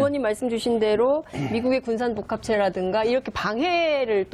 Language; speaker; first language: Korean; native; Korean